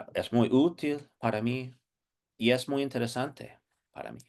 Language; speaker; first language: Spanish; non-native, fluent; English